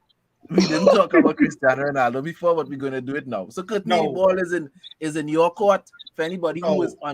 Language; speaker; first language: English; native; English